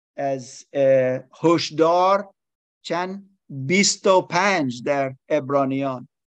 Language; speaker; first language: Persian; non-native, learner; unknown